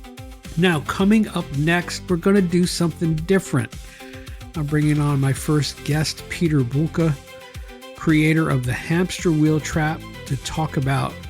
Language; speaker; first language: English; native; English